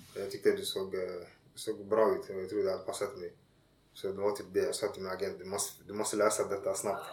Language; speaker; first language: Swedish; early bilingual, other home language; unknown